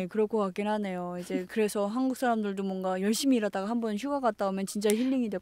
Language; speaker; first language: Korean; native; Korean